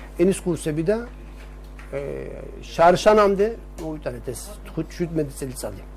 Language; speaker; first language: Georgian; early bilingual, heritage; Georgian